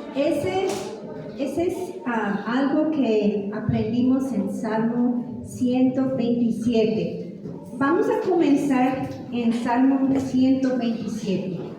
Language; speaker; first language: Spanish; non-native, fluent; English